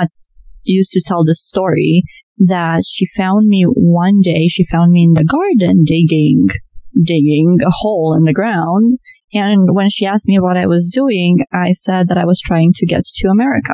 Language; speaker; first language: English; non-native, fluent; Romanian